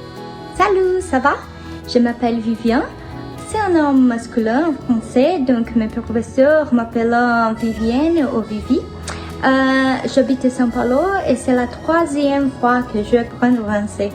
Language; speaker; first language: French; non-native, learner; Portuguese